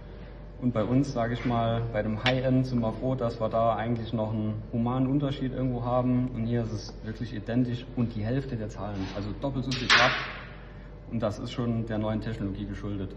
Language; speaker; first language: German; native; German